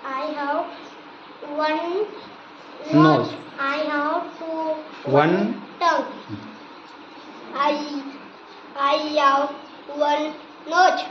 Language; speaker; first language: English; non-native, learner; Marathi